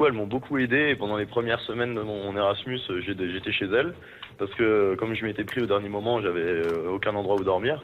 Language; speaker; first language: French; native; French